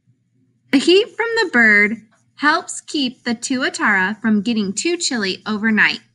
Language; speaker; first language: English; native; English